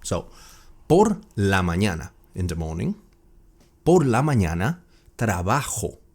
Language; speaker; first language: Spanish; non-native, fluent; English